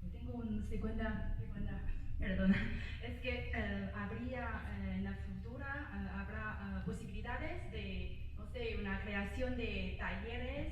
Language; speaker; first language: Spanish; non-native, learner; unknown